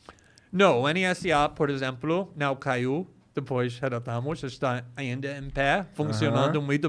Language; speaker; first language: Portuguese; non-native, fluent; English